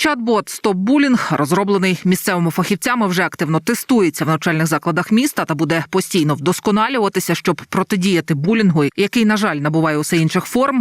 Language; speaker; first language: Ukrainian; native; Ukrainian